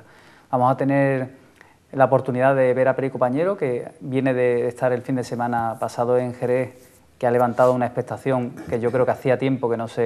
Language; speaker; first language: Spanish; native; Spanish